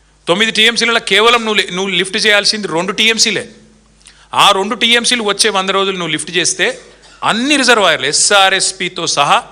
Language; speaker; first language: Telugu; native; Telugu